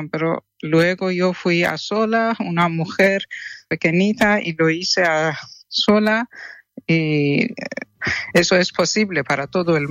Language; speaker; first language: Spanish; non-native, fluent; Persian